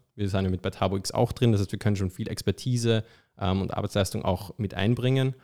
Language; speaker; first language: German; native; German